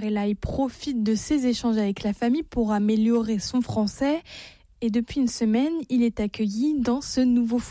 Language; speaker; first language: French; native; French